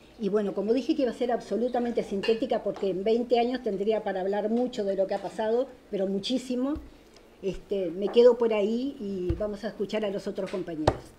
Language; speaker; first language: Spanish; native; Spanish